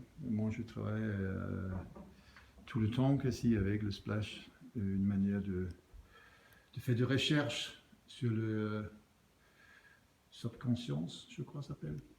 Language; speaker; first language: French; non-native, learner; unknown